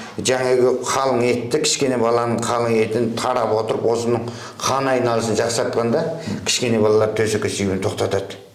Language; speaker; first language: Kazakh; early bilingual, heritage; Kazakh